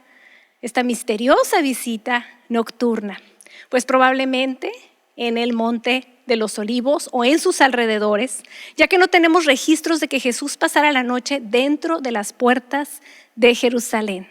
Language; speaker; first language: Spanish; native; Spanish